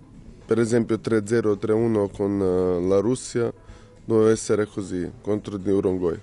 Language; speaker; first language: Italian; non-native, learner; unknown